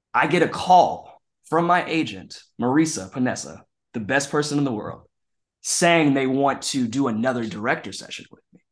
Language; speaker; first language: English; native; English